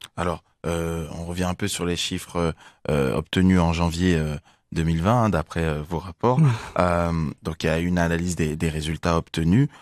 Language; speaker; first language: French; native; French